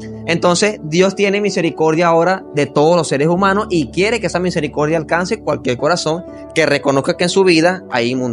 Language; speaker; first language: Spanish; native; Spanish